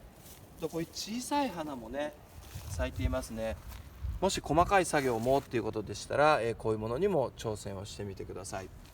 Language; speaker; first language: Japanese; native; Japanese